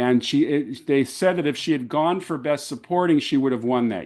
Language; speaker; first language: English; native; English